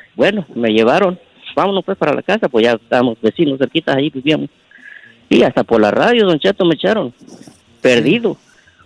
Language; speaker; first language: Spanish; native; Spanish